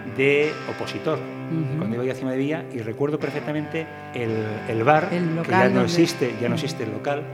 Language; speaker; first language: Spanish; native; Spanish